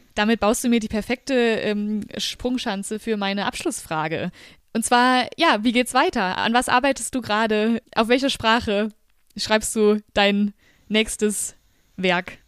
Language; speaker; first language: German; native; German